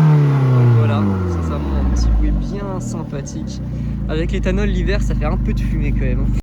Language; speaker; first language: French; native; French